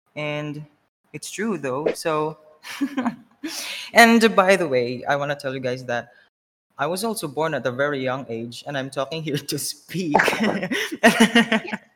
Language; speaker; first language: English; non-native, local second language; Filipino